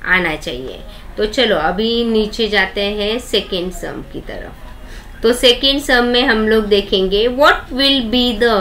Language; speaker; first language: Hindi; non-native, local second language; Marathi